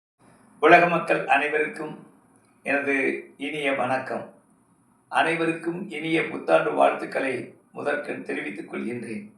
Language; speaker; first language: Tamil; native; Tamil